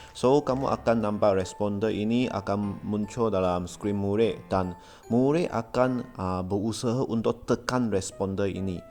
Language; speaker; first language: Malay; non-native, local second language; Chinese